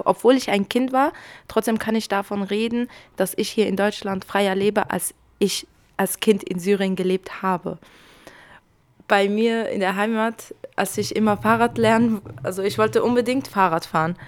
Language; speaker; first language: German; early bilingual, other home language; Kurdish